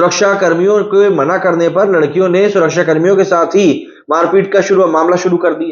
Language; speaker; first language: Hindi; native; Hindi